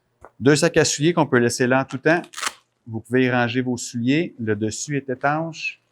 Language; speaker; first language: French; native; French